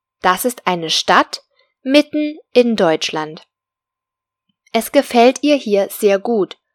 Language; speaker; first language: German; non-native, fluent; Spanish